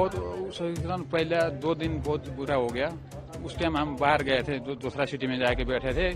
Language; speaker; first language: Hindi; non-native, fluent; Nepali